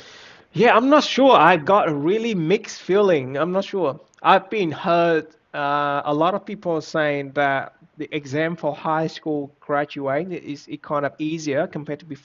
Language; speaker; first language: English; non-native, fluent; Vietnamese